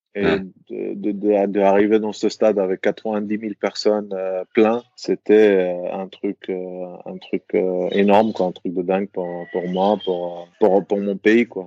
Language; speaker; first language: French; non-native, fluent; Greek